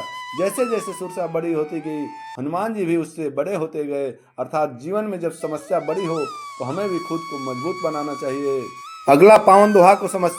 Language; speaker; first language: Hindi; native; Hindi